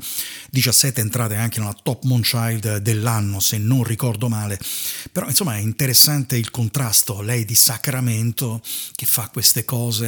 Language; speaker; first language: Italian; native; Italian